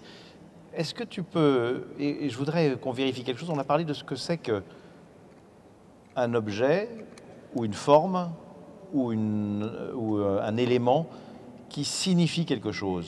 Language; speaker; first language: French; native; French